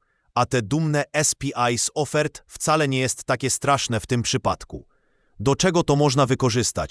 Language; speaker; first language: Polish; native; Polish